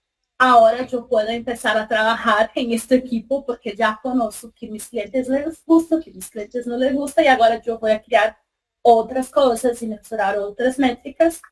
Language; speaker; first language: Spanish; non-native, fluent; Portuguese